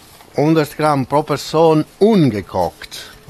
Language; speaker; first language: German; non-native, fluent; Italian